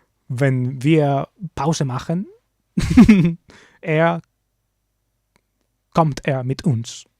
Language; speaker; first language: German; non-native, learner; Spanish